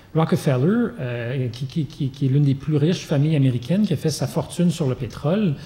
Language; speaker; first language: French; native; French